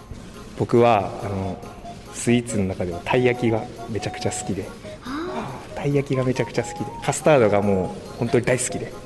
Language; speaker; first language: Japanese; native; Japanese